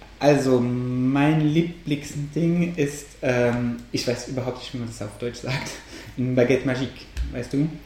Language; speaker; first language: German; non-native, fluent; French